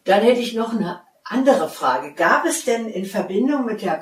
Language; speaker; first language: German; native; German